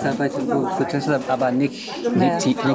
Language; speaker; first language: German; non-native, learner; English